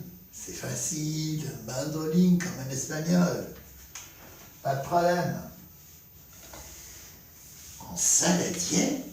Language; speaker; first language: French; non-native, fluent; Spanish